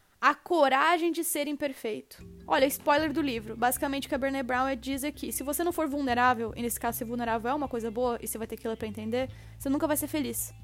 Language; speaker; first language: Portuguese; native; Portuguese